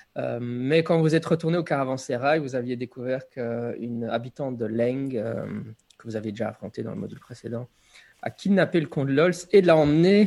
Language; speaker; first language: French; native; French